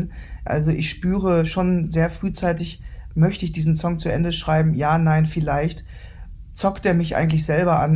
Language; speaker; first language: German; native; German